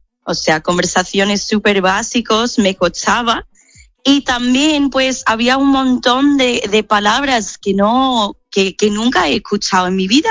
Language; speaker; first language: Spanish; non-native, fluent; English